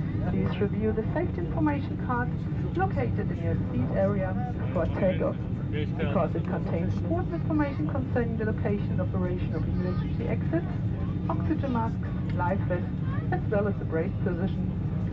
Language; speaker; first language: English; non-native, fluent; German